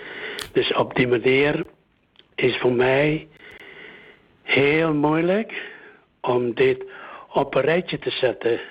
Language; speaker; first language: Dutch; early bilingual, other home language; Indonesian